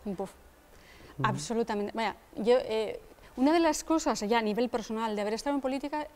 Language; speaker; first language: Spanish; native; Spanish